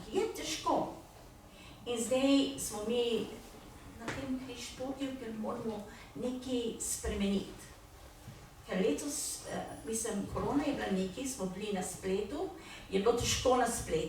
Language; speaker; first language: Slovenian; early bilingual, heritage; Slovenian